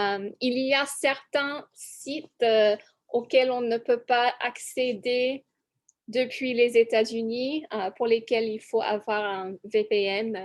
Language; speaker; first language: French; non-native, fluent; English